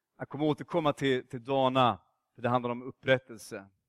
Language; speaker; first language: Swedish; native; Swedish